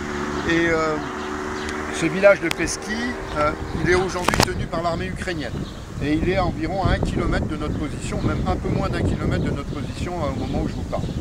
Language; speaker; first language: French; native; French